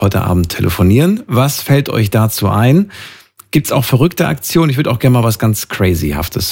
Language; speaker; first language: German; native; German